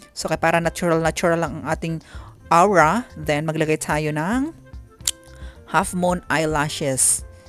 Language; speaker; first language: Filipino; non-native, local second language; Cebuano